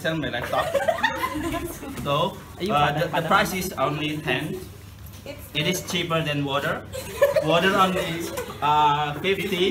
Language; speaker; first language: English; non-native, learner; Indonesian